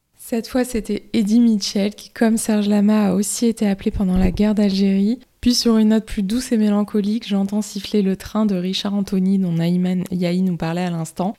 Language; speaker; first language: French; native; French